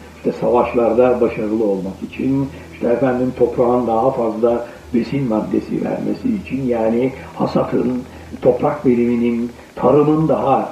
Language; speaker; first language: Turkish; native; Turkish